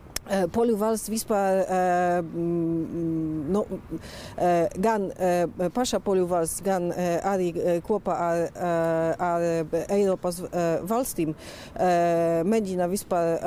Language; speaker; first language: Latvian; non-native, fluent; Polish